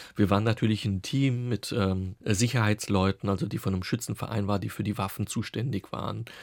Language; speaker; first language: German; native; German